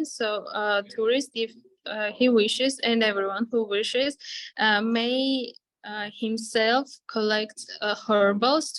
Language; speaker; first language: English; non-native, fluent; Armenian